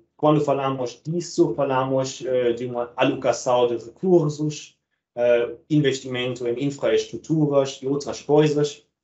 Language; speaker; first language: Portuguese; non-native, fluent; German